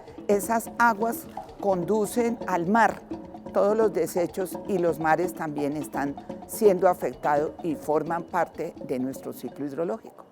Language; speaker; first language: Spanish; native; Spanish